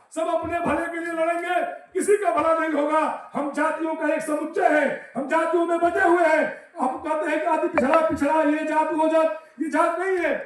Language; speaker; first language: Hindi; native; Hindi